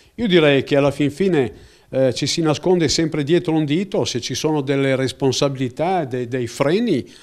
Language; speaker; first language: Italian; native; Italian